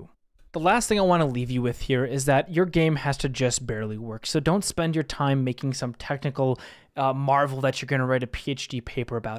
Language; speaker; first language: English; native; English